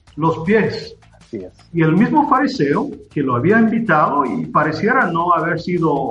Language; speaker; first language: Spanish; non-native, fluent; English